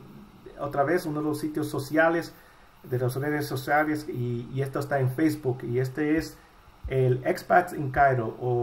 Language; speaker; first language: Spanish; early bilingual, heritage; Spanish